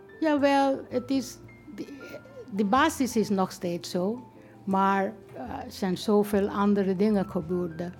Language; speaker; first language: Dutch; non-native, fluent; Bangla